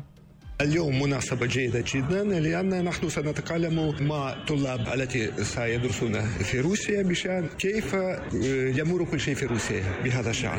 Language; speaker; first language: Arabic; non-native, learner; Russian